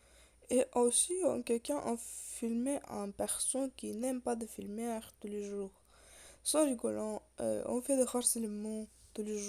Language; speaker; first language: French; non-native, learner; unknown